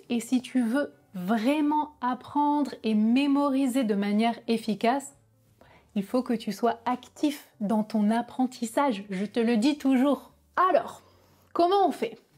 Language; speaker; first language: French; native; French